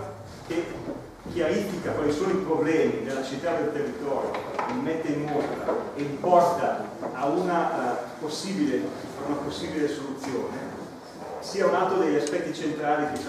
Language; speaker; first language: Italian; native; Italian